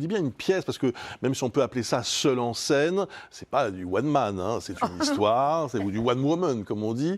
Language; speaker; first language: French; native; French